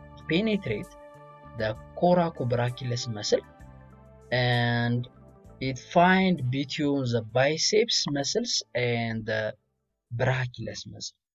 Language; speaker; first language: English; non-native, fluent; Amharic